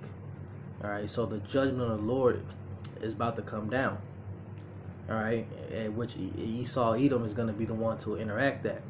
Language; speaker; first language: English; native; English